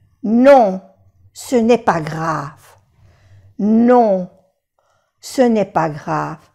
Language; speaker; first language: French; non-native, fluent; Spanish